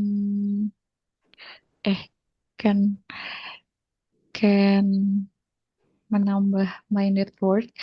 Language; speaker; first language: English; non-native, learner; Indonesian